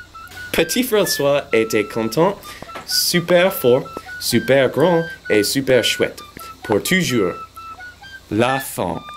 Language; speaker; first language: French; non-native, learner; English